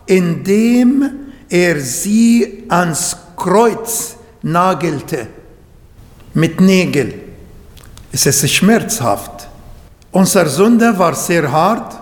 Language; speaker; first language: German; non-native, learner; Arabic